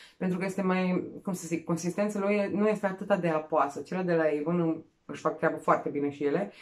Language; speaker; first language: Romanian; non-native, local second language; Serbian